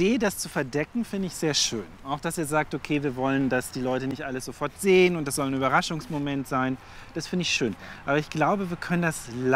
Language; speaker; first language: German; native; German